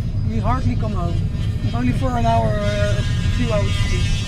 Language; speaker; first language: English; non-native, fluent; Dutch